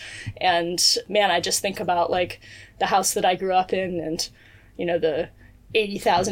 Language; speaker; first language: English; native; English